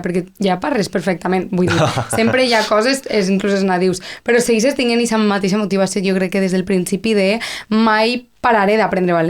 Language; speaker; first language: Catalan; native; Catalan